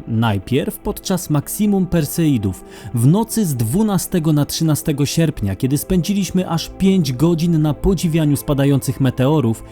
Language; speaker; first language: Polish; native; Polish